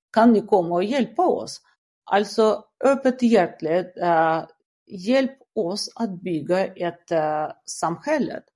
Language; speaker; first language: Swedish; non-native, fluent; Russian